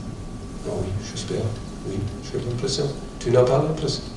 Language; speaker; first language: French; non-native, fluent; German